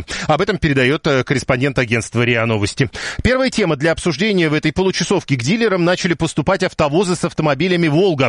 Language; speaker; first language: Russian; native; Russian